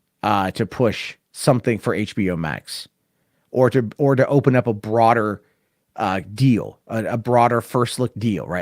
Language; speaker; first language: English; native; English